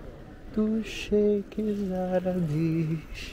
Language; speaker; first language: Spanish; non-native, learner; Portuguese